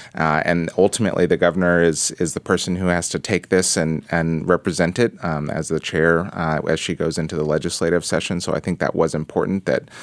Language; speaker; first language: English; native; English